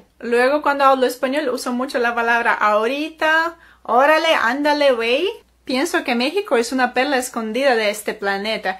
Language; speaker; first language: Spanish; non-native, fluent; Ukrainian